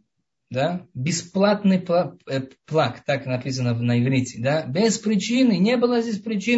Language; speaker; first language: Russian; early bilingual, heritage; Russian